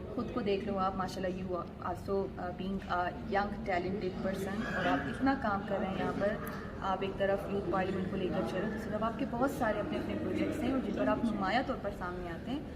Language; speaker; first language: Urdu; non-native, local second language; Baluchi